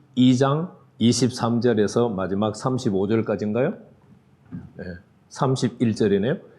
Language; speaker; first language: Korean; native; Korean